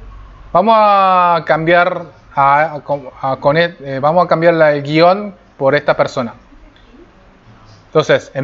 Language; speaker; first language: Spanish; non-native, fluent; Korean